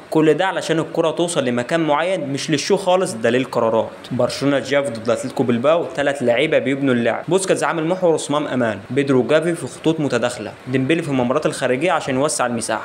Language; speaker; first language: Arabic; native; Arabic